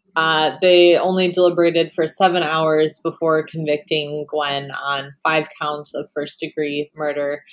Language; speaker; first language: English; native; English